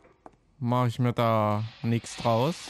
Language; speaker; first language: German; native; German